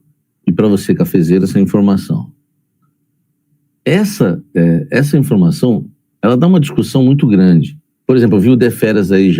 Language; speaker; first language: Portuguese; native; Portuguese